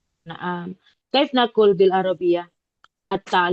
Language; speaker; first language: Arabic; non-native, fluent; Indonesian